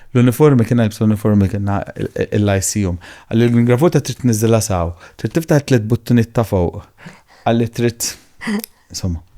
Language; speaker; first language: Maltese; native; Maltese